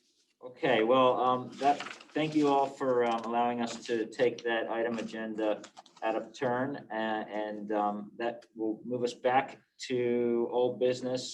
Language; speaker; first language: English; native; English